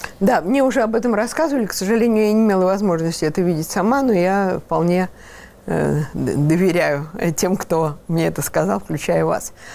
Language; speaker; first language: Russian; native; Russian